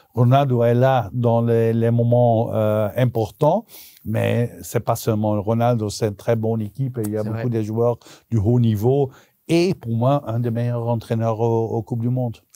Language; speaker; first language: French; non-native, local second language; Dutch